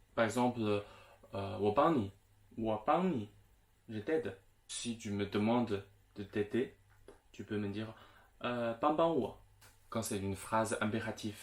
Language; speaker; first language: French; non-native, fluent; Chinese